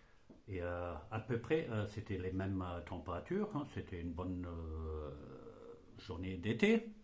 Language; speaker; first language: French; non-native, fluent; German